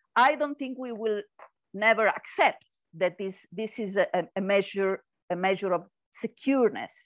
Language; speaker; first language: English; non-native, learner; Italian